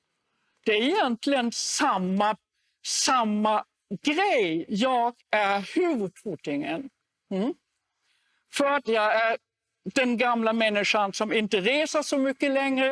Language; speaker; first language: Swedish; non-native, fluent; German